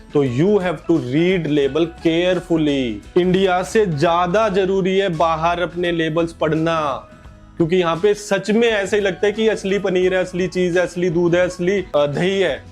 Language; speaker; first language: Hindi; native; Hindi